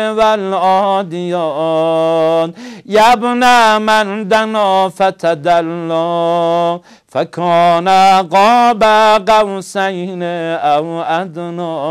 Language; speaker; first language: Arabic; non-native, fluent; Persian